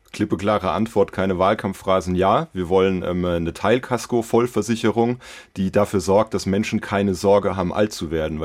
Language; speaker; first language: German; native; German